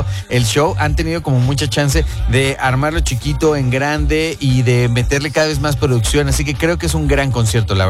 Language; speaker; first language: Spanish; native; Spanish